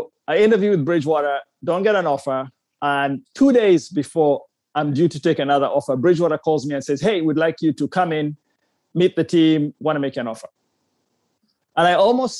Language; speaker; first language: English; non-native, local second language; Ganda